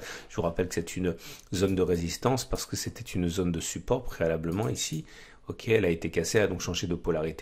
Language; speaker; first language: French; native; French